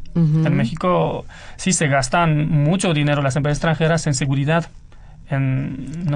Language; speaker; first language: Spanish; non-native, fluent; Romanian